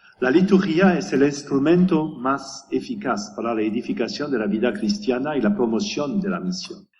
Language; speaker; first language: Spanish; non-native, learner; French